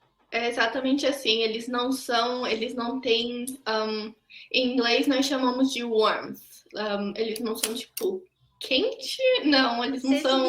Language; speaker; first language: Portuguese; early bilingual, heritage; Portuguese